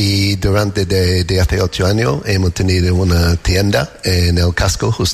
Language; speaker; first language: Spanish; non-native, learner; English